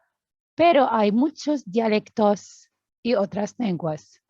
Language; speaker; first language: Spanish; non-native, learner; Arabic